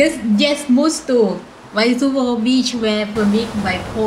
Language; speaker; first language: German; non-native, learner; Thai